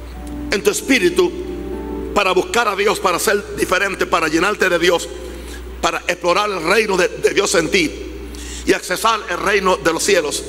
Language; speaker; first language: Spanish; native; Spanish